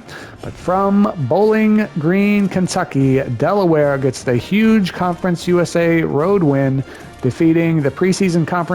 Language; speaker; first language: English; native; English